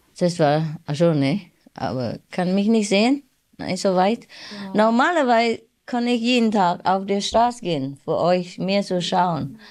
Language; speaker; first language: German; non-native, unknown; Vietnamese